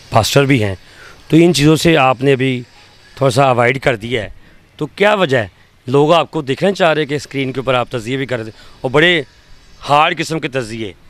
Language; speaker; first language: Urdu; non-native, local second language; Punjabi